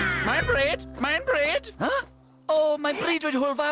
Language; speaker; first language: Welsh; native; Welsh